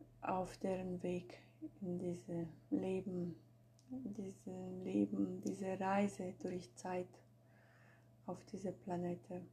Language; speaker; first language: German; non-native, fluent; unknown